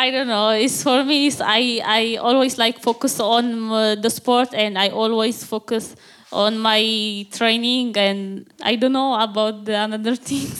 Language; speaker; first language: English; non-native, learner; Tigrinya